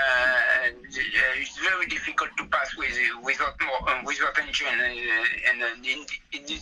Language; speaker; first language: English; non-native, learner; French